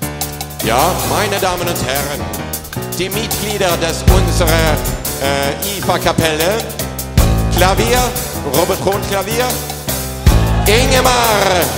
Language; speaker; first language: German; non-native, fluent; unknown